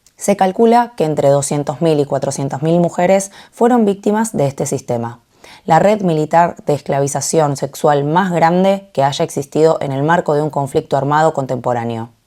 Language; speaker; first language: Spanish; early bilingual, other home language; Korean